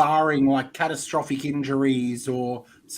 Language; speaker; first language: English; native; English